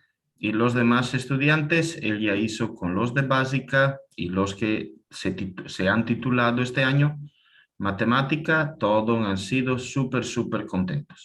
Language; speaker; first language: Spanish; non-native, fluent; Italian